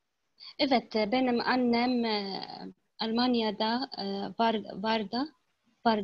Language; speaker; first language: Turkish; non-native, learner; Arabic